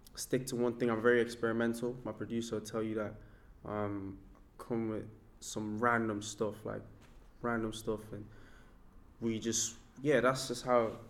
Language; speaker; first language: English; non-native, local second language; Yoruba